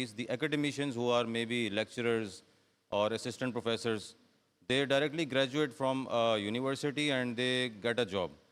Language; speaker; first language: English; non-native, local second language; Urdu